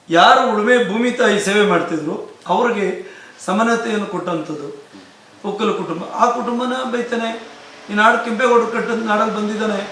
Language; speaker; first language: Kannada; native; Kannada